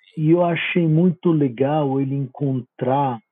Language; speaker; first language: Portuguese; non-native, fluent; Italian